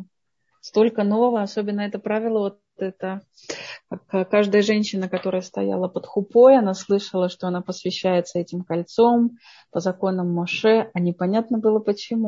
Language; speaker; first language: Russian; native; Russian